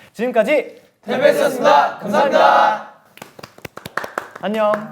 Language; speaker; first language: Korean; native; Korean